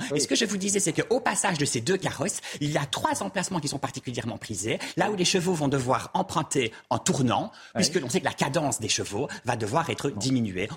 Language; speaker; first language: French; native; French